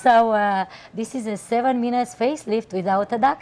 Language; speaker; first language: English; non-native, fluent; Romanian